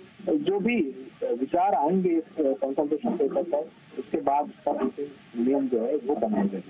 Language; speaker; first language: Hindi; native; Hindi